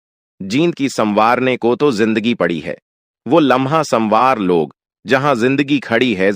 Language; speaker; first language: Hindi; non-native, local second language; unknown